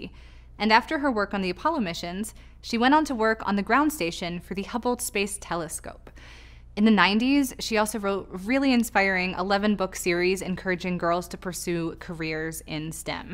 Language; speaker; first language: English; native; English